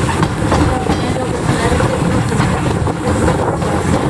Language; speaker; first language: English; native; English